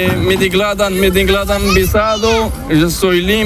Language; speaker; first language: Spanish; non-native, learner; Arabic